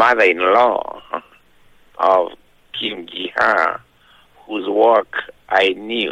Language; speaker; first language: English; non-native, local second language; Kikuyu